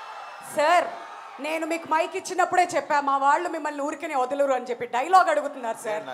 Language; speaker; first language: Telugu; native; Telugu